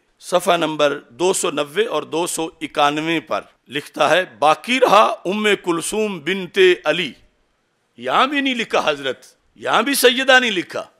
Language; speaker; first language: Urdu; non-native, local second language; Punjabi